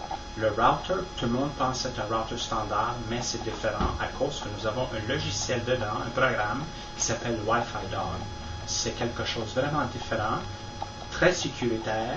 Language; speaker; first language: French; non-native, fluent; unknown